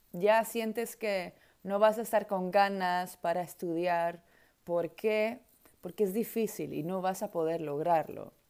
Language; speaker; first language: Spanish; non-native, fluent; Dutch